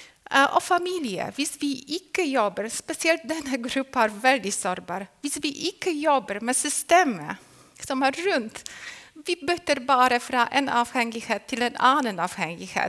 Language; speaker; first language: Norwegian; non-native, fluent; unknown